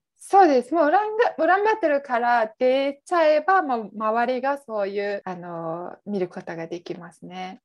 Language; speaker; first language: Japanese; non-native, fluent; Mongolian